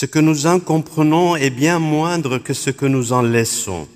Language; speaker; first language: French; non-native, local second language; Arabic